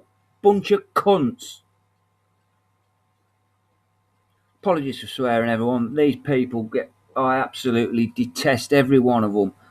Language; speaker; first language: English; native; English